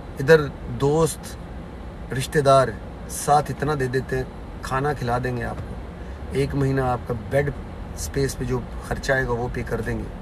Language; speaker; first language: Urdu; non-native, local second language; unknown